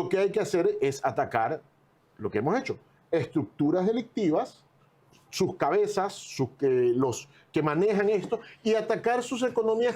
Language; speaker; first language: Spanish; native; Spanish